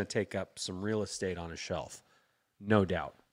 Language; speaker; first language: English; native; English